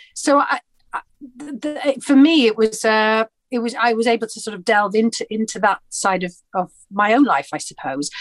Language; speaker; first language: English; native; English